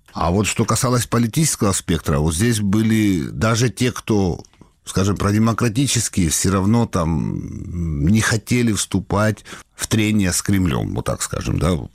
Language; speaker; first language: Russian; non-native, local second language; Georgian